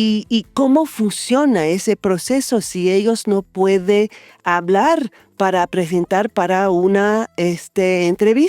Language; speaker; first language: Spanish; non-native, fluent; English